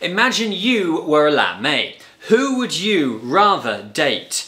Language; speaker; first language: English; native; English